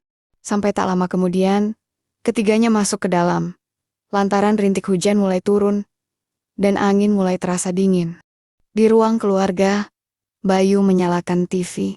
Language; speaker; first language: Indonesian; native; Indonesian